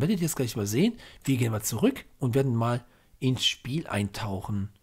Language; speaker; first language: German; native; German